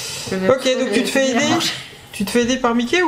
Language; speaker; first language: French; native; French